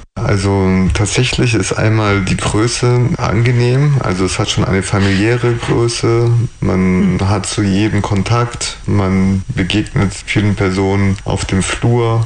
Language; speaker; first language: German; early bilingual, other home language; Polish